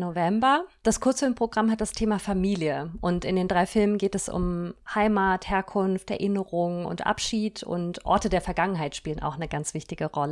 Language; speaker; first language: German; native; German